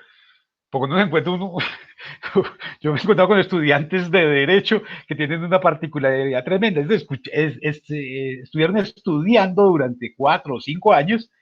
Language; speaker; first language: Spanish; native; Spanish